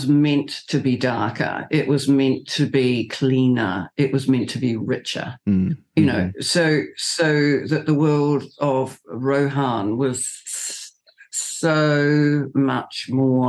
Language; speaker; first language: English; native; English